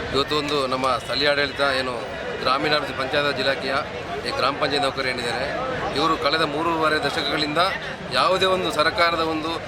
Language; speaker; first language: Kannada; native; Kannada